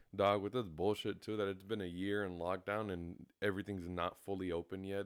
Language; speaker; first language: English; early bilingual, other home language; Spanish